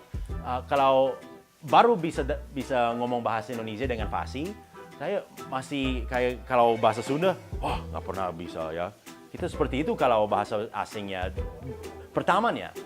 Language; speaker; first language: Indonesian; non-native, fluent; English